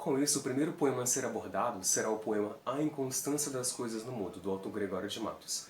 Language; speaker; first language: Portuguese; native; Portuguese